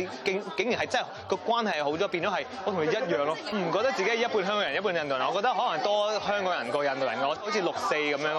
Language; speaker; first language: Chinese; non-native, local second language; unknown